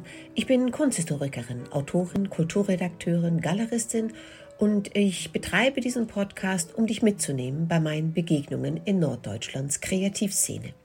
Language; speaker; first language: German; native; German